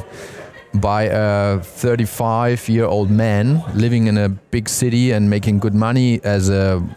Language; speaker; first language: English; non-native, fluent; German